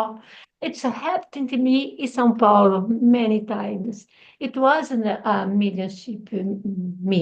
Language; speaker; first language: English; non-native, learner; Portuguese